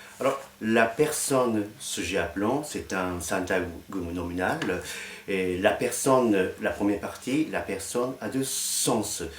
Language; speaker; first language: French; non-native, fluent; Japanese